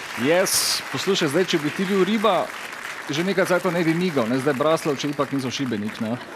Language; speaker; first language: Slovenian; native; Slovenian